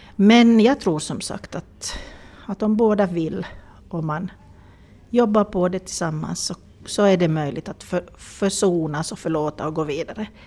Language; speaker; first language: Swedish; native; Swedish